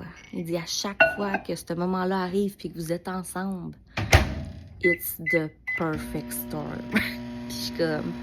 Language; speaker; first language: French; native; French